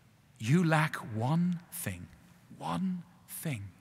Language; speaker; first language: English; native; English